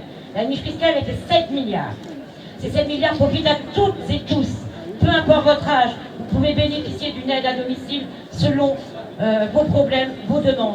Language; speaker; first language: French; native; French